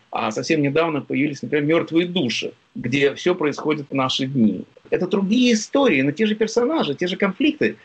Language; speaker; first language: Russian; native; Russian